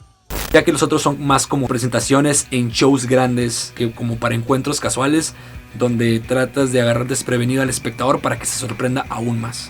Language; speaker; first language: Spanish; native; Spanish